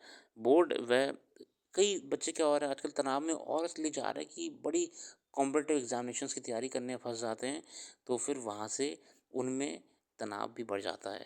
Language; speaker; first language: Hindi; native; Hindi